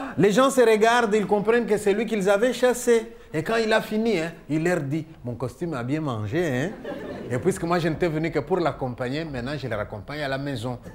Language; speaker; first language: French; non-native, local second language; Luba-Lulua